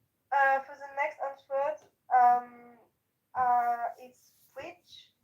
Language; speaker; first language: English; non-native, learner; French